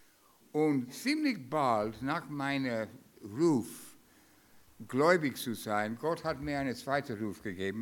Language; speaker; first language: German; non-native, fluent; English